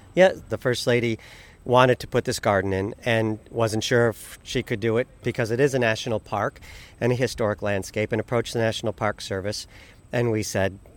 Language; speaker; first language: English; native; English